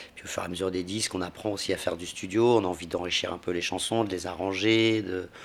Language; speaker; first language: French; native; French